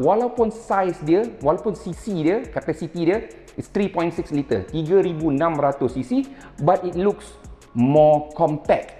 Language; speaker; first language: English; non-native, local second language; Malay